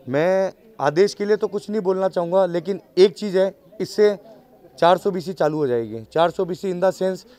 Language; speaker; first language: Hindi; native; Hindi